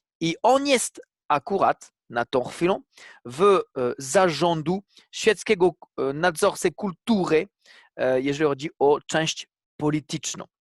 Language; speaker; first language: Polish; non-native, fluent; French